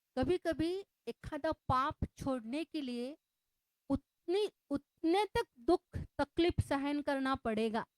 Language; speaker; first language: Hindi; non-native, local second language; Marathi